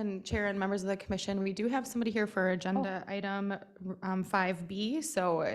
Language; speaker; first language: English; native; English